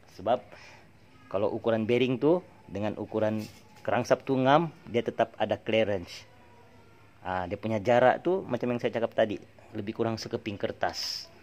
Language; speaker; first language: Malay; native; Malay